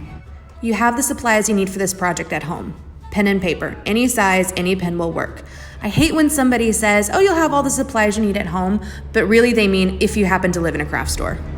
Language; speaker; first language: English; native; English